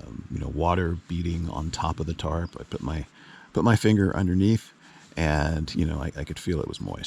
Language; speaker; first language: English; native; English